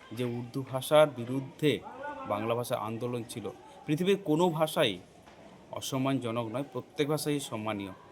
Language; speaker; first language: Bangla; native; Bangla